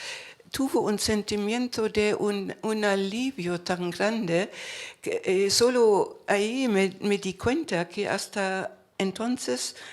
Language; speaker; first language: Spanish; non-native, fluent; German